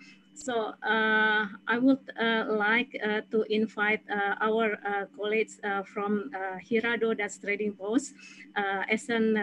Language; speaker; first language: English; non-native, fluent; Indonesian